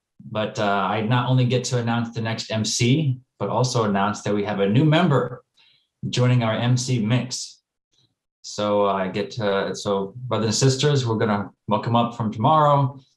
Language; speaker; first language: English; native; English